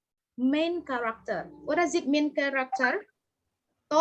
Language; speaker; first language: English; non-native, learner; Indonesian